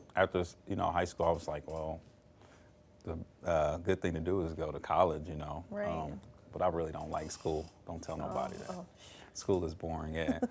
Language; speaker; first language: English; native; English